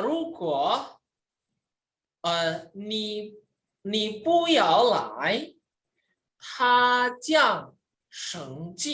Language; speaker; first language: Chinese; non-native, fluent; Indonesian